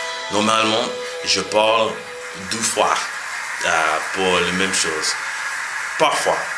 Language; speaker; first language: French; non-native, learner; English